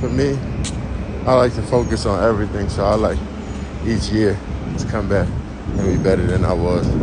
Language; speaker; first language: English; native; English